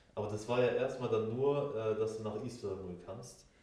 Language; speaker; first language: German; native; German